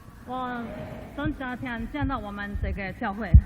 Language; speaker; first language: Chinese; native; Chinese